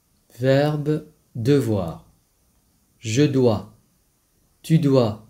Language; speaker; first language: French; non-native, fluent; Vietnamese